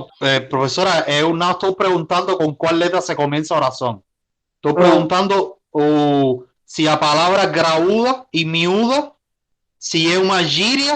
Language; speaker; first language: Portuguese; non-native, learner; Spanish